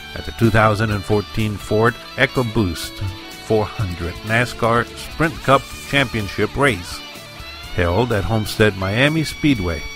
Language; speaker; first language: English; native; English